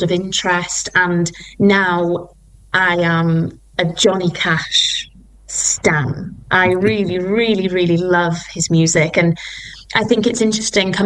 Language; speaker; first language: English; non-native, local second language; Welsh